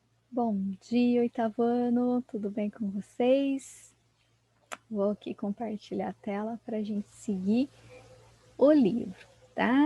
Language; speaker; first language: Portuguese; native; Portuguese